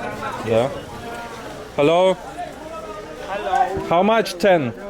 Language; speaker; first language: English; non-native, learner; Russian